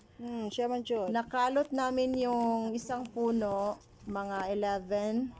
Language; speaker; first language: Filipino; non-native, local second language; Cebuano